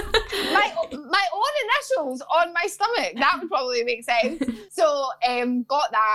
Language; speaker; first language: English; native; English